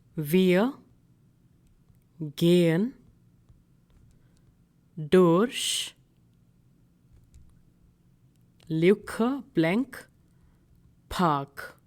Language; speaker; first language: German; non-native, fluent; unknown